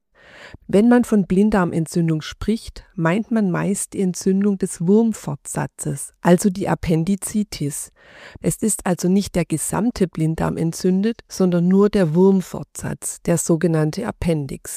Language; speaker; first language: German; native; German